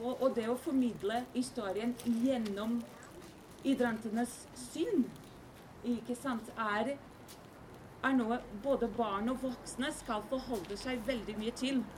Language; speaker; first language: Norwegian; non-native, fluent; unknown